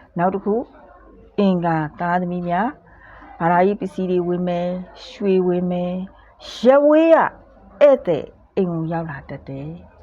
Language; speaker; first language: Burmese; native; Burmese